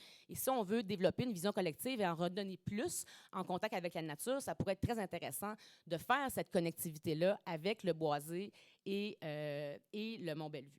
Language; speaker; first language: French; native; French